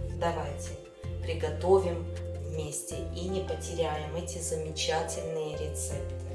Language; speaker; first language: Russian; native; Russian